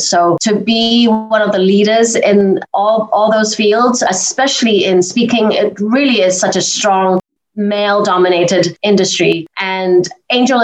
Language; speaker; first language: English; native; English